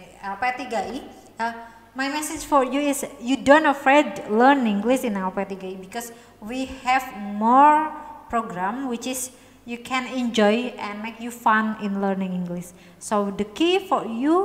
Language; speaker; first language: English; non-native, learner; Indonesian